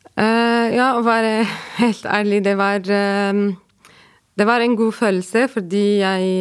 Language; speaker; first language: Norwegian; non-native, fluent; Arabic